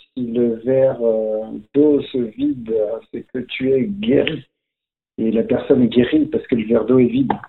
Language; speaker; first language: French; native; French